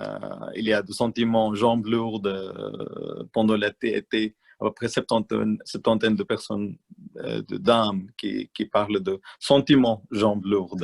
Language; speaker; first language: French; non-native, learner; Malayalam